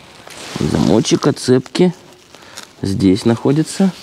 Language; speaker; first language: Russian; native; Russian